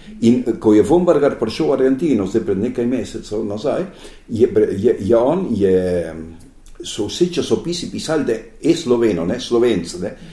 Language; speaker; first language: Slovenian; early bilingual, heritage; Slovenian